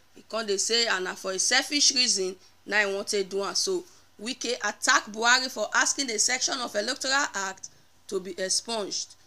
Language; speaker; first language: Nigerian Pidgin; native; Nigerian Pidgin